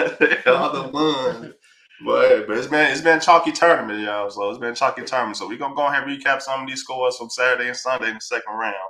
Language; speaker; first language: English; native; English